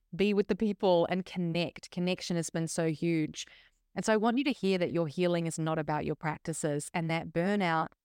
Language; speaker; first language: English; native; English